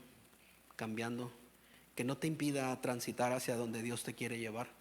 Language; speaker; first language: Spanish; native; Spanish